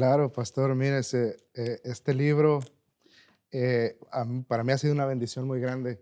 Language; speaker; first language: Spanish; native; Spanish